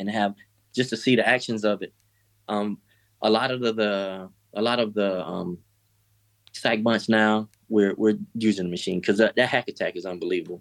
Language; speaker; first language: English; native; English